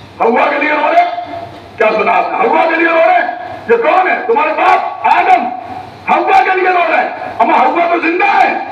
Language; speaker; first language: Urdu; native; Urdu